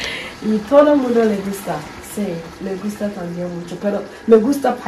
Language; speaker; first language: Spanish; non-native, learner; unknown